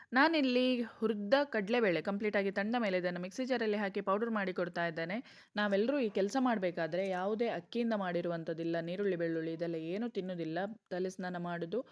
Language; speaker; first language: Kannada; non-native, local second language; Konkani